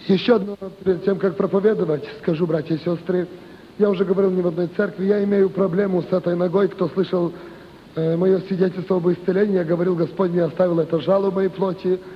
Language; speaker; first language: Russian; non-native, local second language; Ukrainian